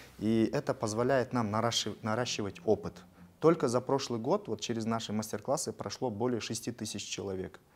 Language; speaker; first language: Russian; native; Russian